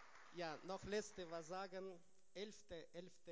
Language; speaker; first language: German; non-native, learner; Russian